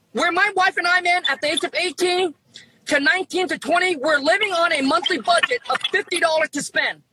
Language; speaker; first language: English; early bilingual, other home language; Vietnamese